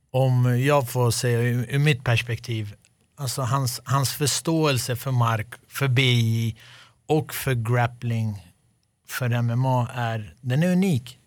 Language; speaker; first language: Swedish; early bilingual, other home language; Arabic